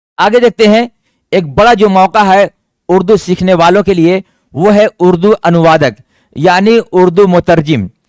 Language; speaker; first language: Urdu; native; Urdu